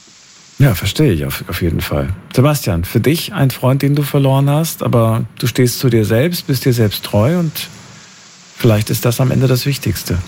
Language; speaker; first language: German; native; German